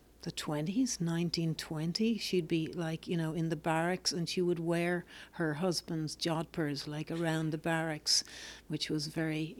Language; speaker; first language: English; native; English